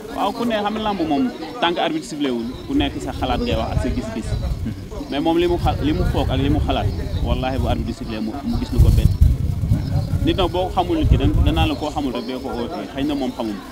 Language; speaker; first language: Wolof; non-native, local second language; Serer